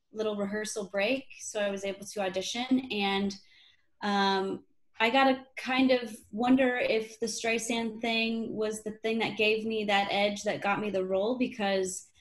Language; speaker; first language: English; native; English